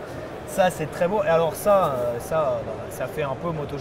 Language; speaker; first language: French; native; French